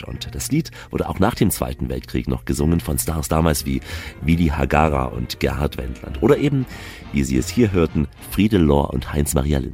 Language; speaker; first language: German; native; German